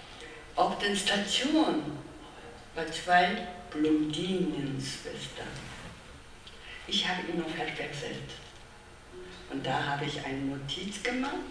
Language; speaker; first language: German; non-native, fluent; Korean